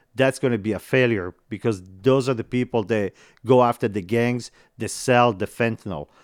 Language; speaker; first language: English; non-native, fluent; Italian